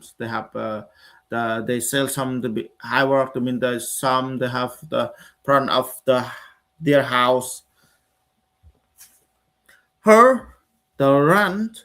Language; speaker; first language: English; non-native, learner; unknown